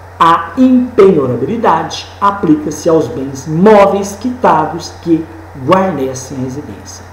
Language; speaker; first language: Portuguese; native; Portuguese